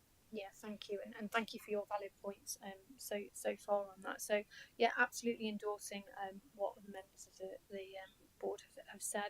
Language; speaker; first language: English; native; English